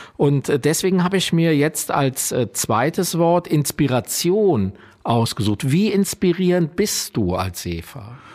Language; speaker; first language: German; native; German